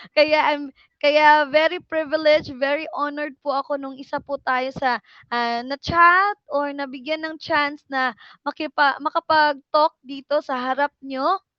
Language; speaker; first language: Filipino; non-native, local second language; Cebuano